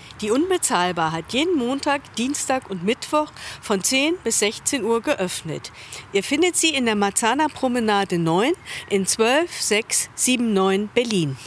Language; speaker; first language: German; native; German